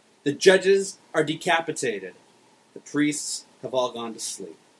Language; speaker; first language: English; native; English